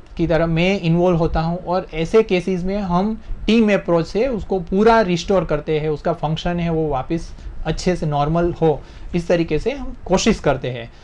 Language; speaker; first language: Hindi; non-native, local second language; Gujarati